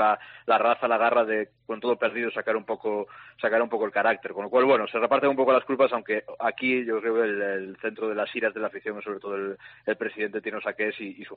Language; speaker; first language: Spanish; native; Spanish